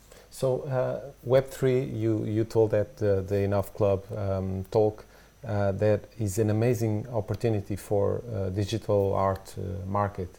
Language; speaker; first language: English; non-native, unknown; Portuguese